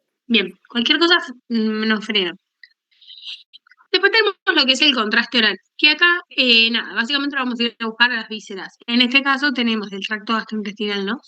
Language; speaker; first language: Spanish; native; Spanish